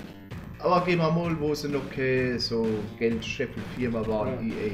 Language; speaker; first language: German; native; German